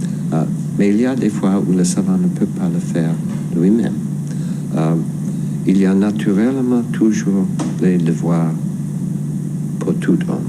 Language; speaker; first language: French; non-native, fluent; English